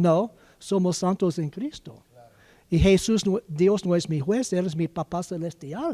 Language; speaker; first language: Spanish; non-native, learner; English